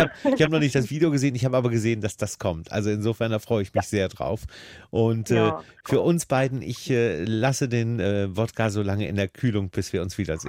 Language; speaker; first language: German; native; German